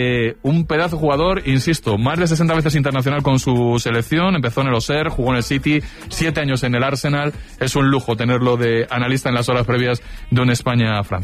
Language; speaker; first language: Spanish; native; Spanish